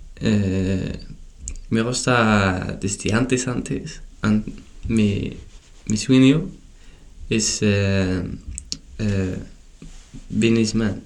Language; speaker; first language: Spanish; non-native, learner; Tachelhit